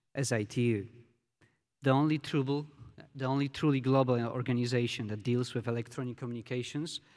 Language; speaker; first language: English; non-native, fluent; Polish